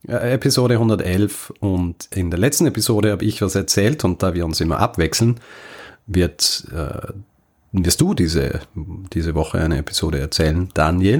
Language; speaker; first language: German; native; German